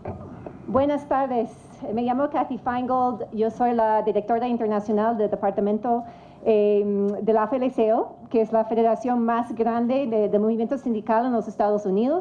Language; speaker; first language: Spanish; non-native, fluent; English